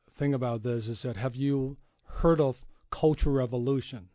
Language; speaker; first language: English; non-native, fluent; Chinese